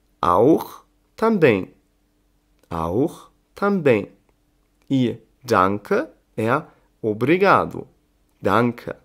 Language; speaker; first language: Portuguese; non-native, fluent; German